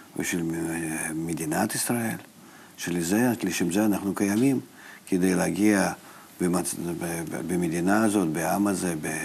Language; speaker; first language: Hebrew; non-native, fluent; Russian